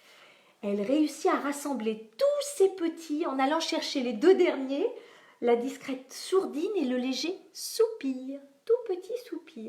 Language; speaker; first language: French; native; French